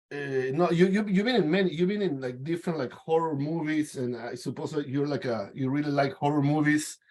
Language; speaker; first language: English; non-native, fluent; Spanish